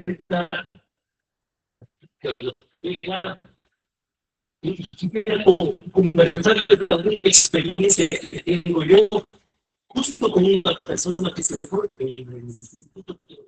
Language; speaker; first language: Spanish; native; Spanish